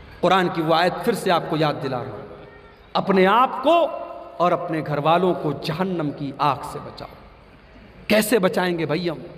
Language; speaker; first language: Urdu; native; Urdu